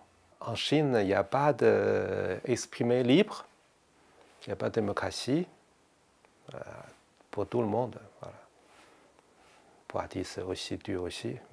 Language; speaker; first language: French; non-native, learner; Chinese